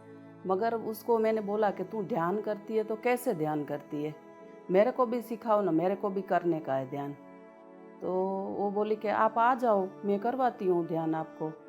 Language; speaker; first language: Hindi; non-native, local second language; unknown